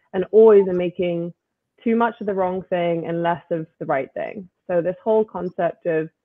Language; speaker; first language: English; native; English